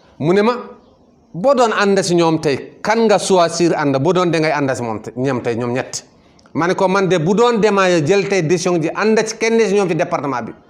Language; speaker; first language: Wolof; non-native, local second language; Fula